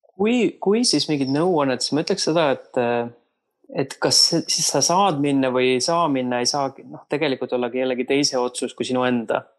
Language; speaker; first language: Estonian; native; Estonian